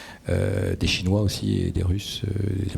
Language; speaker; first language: French; native; French